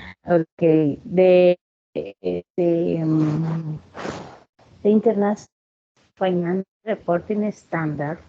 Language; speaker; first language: English; non-native, learner; Spanish